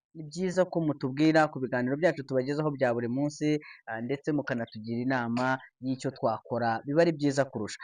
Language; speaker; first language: Kinyarwanda; native; Kinyarwanda